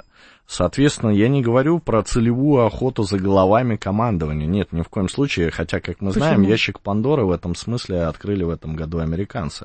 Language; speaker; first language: Russian; native; Russian